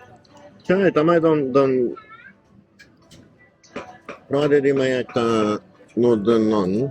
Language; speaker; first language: Thai; non-native, learner; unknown